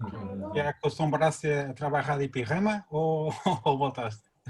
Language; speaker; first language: Spanish; non-native, learner; Portuguese